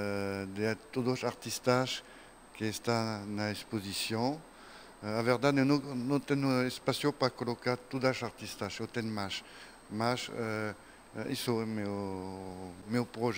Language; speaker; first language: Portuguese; non-native, learner; French